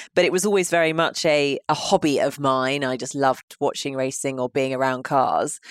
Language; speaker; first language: English; native; English